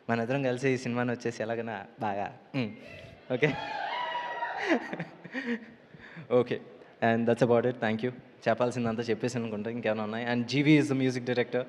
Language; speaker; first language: Telugu; native; Telugu